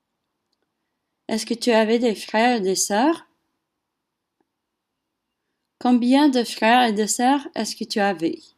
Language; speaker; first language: French; non-native, learner; English